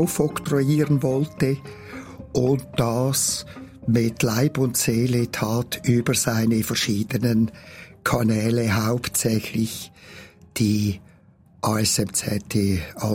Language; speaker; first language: German; native; German